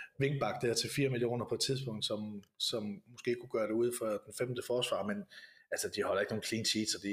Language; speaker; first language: Danish; native; Danish